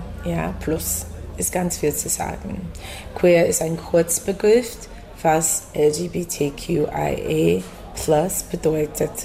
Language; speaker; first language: German; non-native, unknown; English